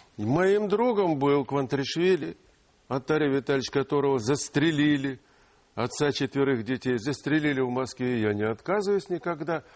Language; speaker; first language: Russian; non-native, local second language; Ukrainian